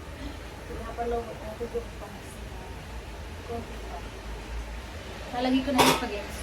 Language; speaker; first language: Filipino; native; Filipino